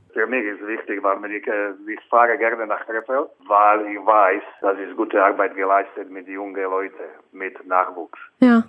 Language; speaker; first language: German; non-native, fluent; Slovak